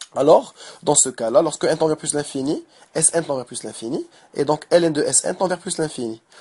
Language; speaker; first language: French; non-native, local second language; Arabic